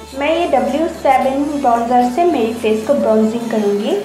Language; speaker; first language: Hindi; non-native, learner; Bangla